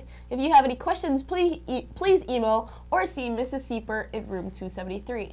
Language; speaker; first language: English; native; English